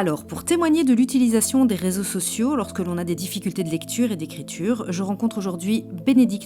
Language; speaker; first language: French; native; French